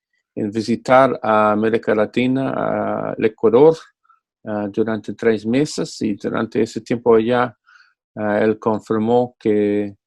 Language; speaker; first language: Spanish; non-native, fluent; English